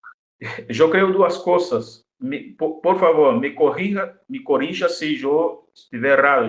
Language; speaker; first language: Spanish; non-native, fluent; Portuguese